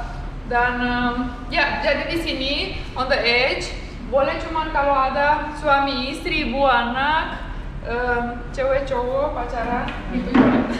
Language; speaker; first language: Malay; non-native, fluent; English